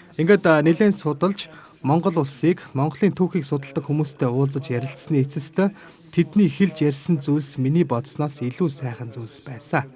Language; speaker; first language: Mongolian; non-native, fluent; Turkish